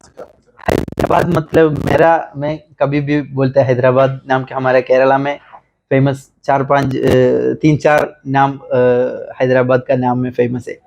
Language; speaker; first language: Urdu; non-native, local second language; Malayalam